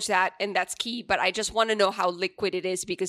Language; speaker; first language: English; non-native, local second language; Pampanga